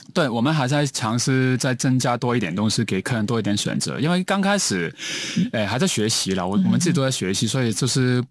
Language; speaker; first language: Chinese; non-native, local second language; Cantonese